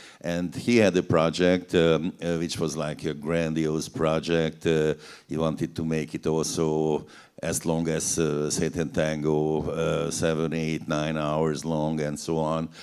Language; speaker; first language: English; non-native, fluent; Hungarian